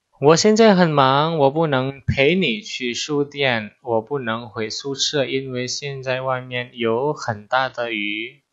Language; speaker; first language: Chinese; non-native, fluent; Indonesian